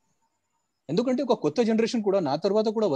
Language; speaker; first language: Telugu; non-native, local second language; Hindi